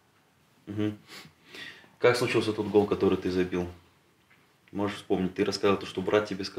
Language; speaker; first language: Russian; native; Russian